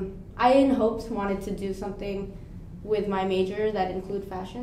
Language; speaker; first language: English; native; English